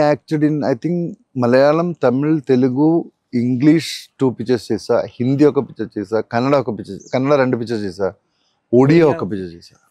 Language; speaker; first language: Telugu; non-native, learner; Malayalam